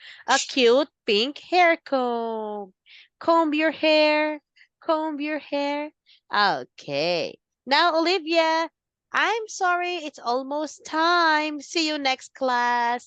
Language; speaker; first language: English; non-native, fluent; Filipino